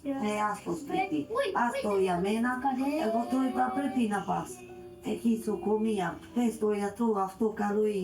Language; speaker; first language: Greek; non-native, learner; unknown